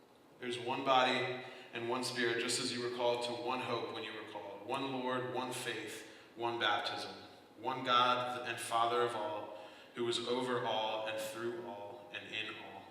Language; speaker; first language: English; native; English